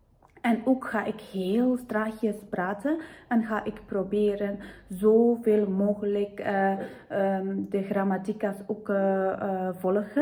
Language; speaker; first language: Dutch; non-native, fluent; Tibetan